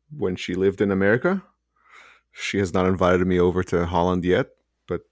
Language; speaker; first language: English; early bilingual, other home language; Hebrew